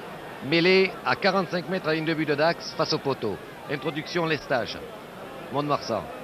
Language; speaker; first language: French; native; French